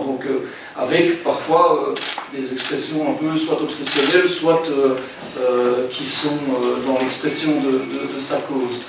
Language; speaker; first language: French; native; French